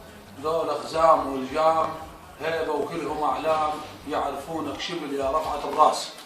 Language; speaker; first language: Arabic; native; Arabic